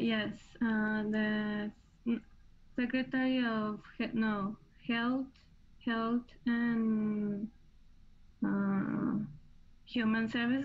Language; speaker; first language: English; non-native, learner; Spanish